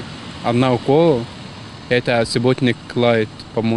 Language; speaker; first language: Russian; non-native, learner; Arabic